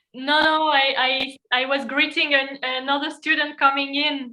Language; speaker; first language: English; non-native, fluent; French